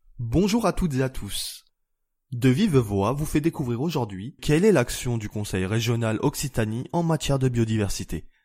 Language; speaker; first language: French; native; French